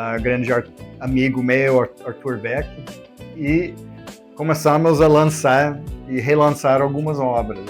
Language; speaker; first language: Portuguese; non-native, fluent; English